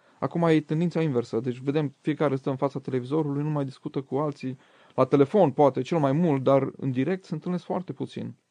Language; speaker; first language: Romanian; native; Romanian